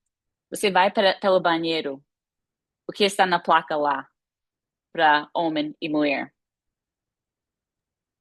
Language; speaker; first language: Portuguese; non-native, fluent; English